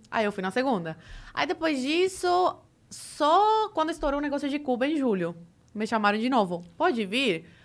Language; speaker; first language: Portuguese; early bilingual, other home language; Spanish